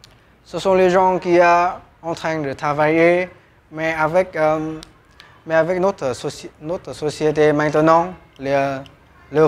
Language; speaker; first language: French; non-native, learner; Vietnamese